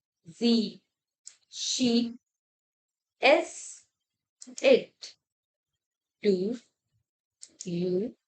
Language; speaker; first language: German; non-native, fluent; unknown